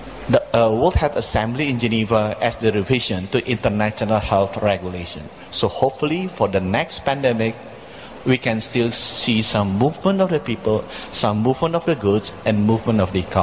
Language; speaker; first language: English; non-native, fluent; Indonesian